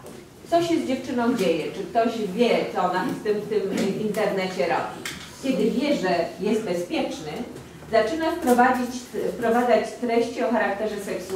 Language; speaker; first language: Polish; native; Polish